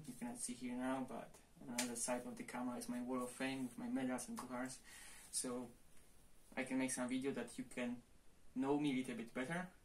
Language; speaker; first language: English; non-native, fluent; Polish